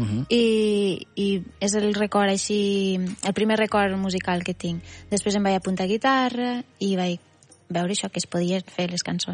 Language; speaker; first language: Catalan; native; Catalan